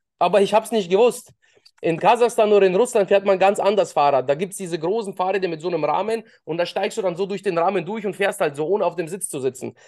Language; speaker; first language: German; early bilingual, other home language; Russian